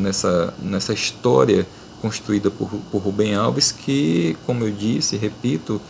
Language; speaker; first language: Portuguese; native; Portuguese